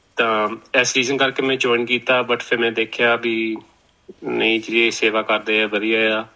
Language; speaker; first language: Punjabi; early bilingual, heritage; Punjabi